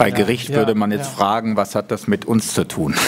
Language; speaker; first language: German; native; German